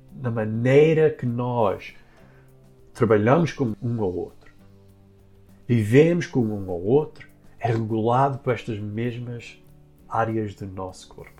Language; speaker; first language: Portuguese; early bilingual, heritage; Portuguese